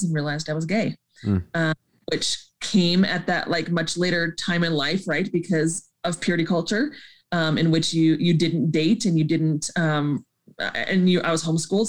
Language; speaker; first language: English; native; English